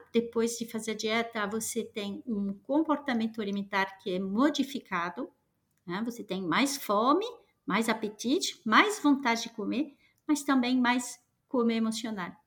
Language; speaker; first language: Portuguese; non-native, fluent; French